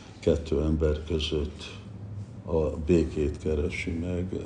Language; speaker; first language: Hungarian; early bilingual, heritage; Hungarian